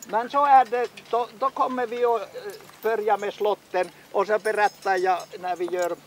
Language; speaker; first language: Swedish; non-native, local second language; Finnish